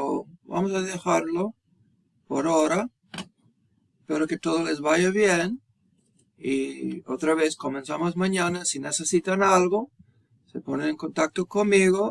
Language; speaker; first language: Spanish; non-native, fluent; English